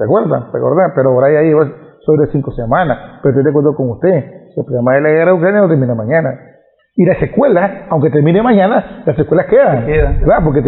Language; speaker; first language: Spanish; native; Spanish